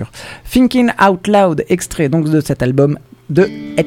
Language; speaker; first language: French; native; French